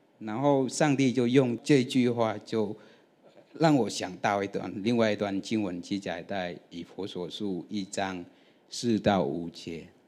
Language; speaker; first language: Chinese; non-native, fluent; Vietnamese